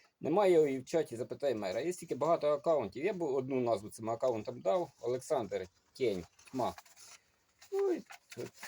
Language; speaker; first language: Ukrainian; non-native, local second language; Russian